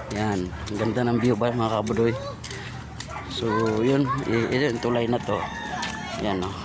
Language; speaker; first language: Filipino; native; Filipino